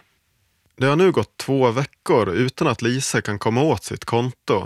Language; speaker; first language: Swedish; native; Swedish